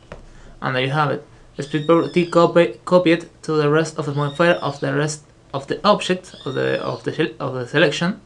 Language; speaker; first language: English; non-native, fluent; Spanish